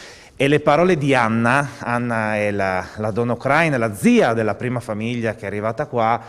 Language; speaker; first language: Italian; native; Italian